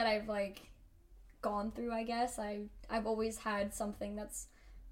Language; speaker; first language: English; early bilingual, other home language; Spanish